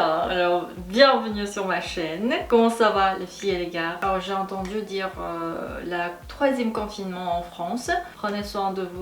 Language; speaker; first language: French; non-native, fluent; Korean